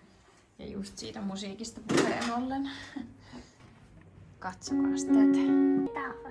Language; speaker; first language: Finnish; native; Finnish